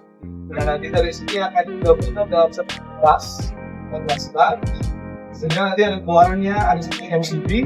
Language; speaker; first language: Indonesian; native; Indonesian